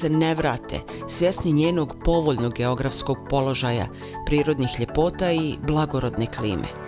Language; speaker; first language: Bosnian; native; Bosnian